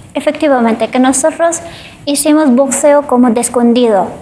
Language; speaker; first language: Spanish; non-native, fluent; Persian